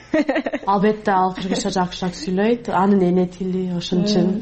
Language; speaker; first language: Kyrgyz; non-native, learner; English